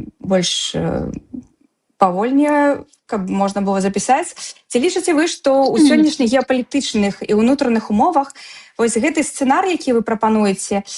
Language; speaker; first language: Belarusian; non-native, local second language; Russian